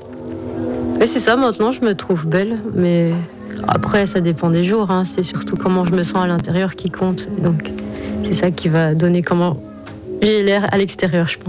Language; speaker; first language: French; native; French